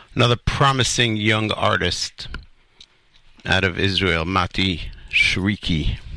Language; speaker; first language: English; native; English